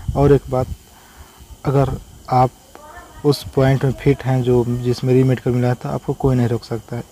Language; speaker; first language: Hindi; native; Hindi